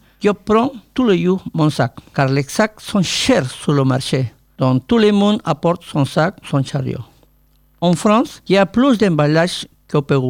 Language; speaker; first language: French; non-native, learner; Spanish